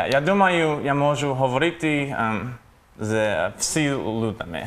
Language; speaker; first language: Ukrainian; non-native, learner; English